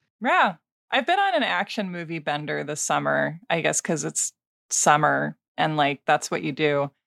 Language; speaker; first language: English; native; English